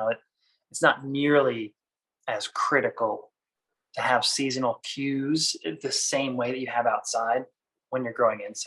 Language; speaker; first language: English; native; English